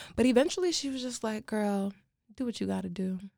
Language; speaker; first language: English; native; English